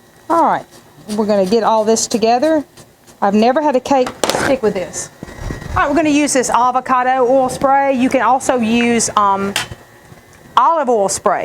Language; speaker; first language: English; native; English